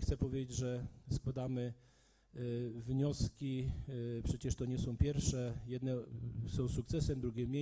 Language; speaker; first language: Polish; native; Polish